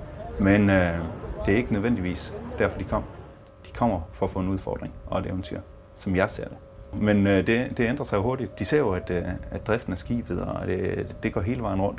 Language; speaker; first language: Danish; native; Danish